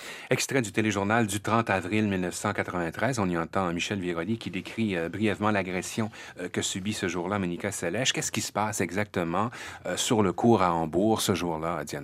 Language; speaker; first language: French; native; French